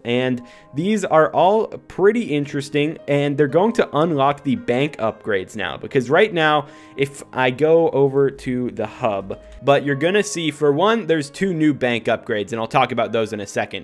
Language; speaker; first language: English; native; English